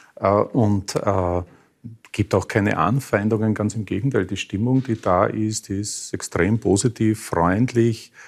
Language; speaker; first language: German; native; German